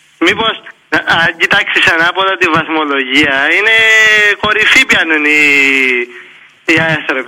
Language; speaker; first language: Greek; native; Greek